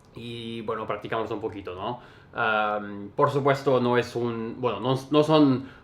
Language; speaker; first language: Spanish; non-native, fluent; English